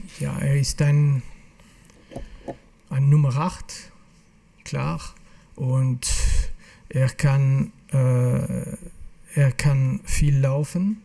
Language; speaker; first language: German; non-native, fluent; French